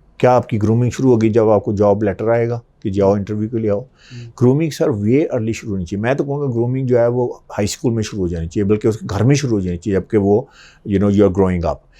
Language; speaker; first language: Urdu; native; Urdu